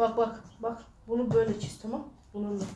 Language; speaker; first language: Turkish; early bilingual, heritage; Turkish